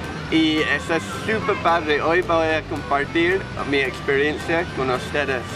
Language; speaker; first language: Spanish; non-native, fluent; English